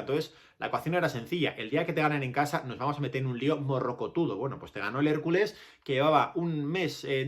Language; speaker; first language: Spanish; native; Spanish